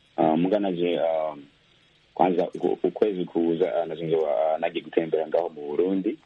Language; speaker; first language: Rundi; early bilingual, heritage; Rundi